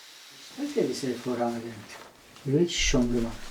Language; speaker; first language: German; non-native, learner; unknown